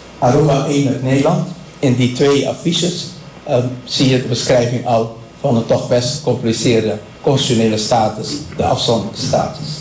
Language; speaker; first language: Dutch; non-native, local second language; Papiamento